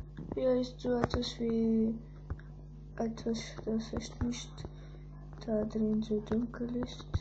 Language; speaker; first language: German; early bilingual, other home language; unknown